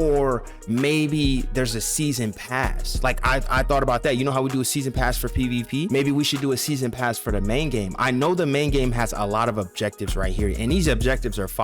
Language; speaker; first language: English; native; English